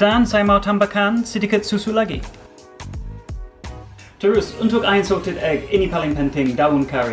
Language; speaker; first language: Indonesian; non-native, fluent; English